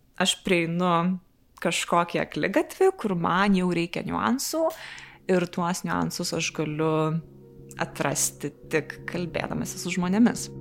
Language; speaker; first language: Lithuanian; native; Lithuanian